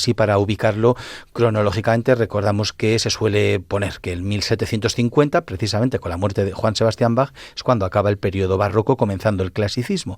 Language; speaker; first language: Spanish; native; Spanish